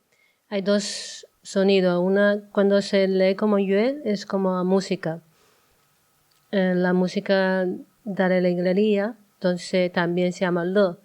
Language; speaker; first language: Spanish; non-native, learner; Chinese